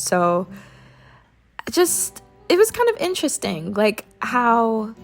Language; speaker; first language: English; native; English